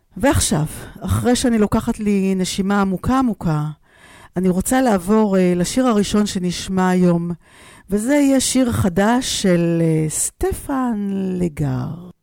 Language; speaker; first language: Hebrew; native; Hebrew